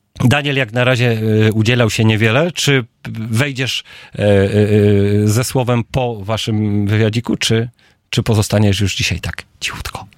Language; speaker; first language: Polish; native; Polish